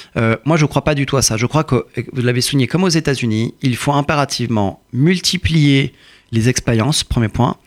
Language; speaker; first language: French; early bilingual, other home language; Persian